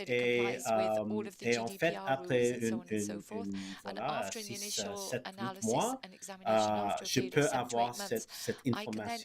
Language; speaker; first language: French; early bilingual, heritage; English